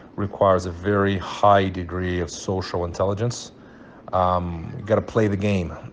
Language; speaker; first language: English; early bilingual, other home language; Portuguese